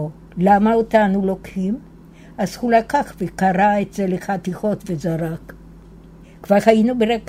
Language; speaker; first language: Hebrew; non-native, fluent; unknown